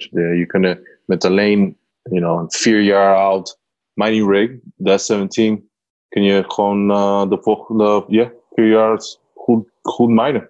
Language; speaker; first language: Dutch; non-native, learner; Spanish